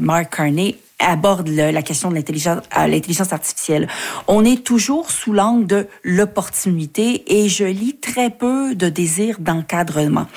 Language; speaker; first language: French; native; French